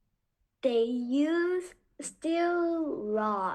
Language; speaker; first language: English; non-native, learner; Korean